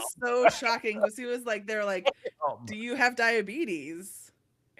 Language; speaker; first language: English; native; English